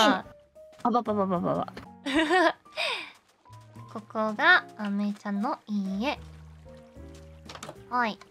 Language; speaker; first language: Japanese; non-native, learner; English